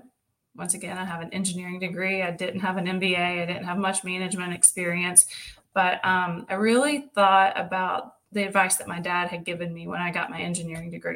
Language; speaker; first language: English; native; English